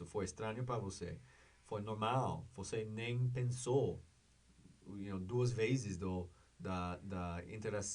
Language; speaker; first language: Portuguese; non-native, learner; English